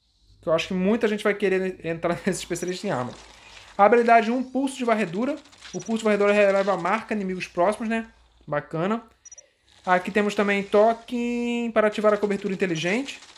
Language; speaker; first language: Portuguese; native; Portuguese